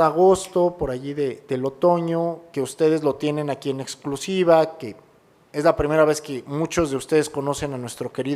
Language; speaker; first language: Spanish; native; Spanish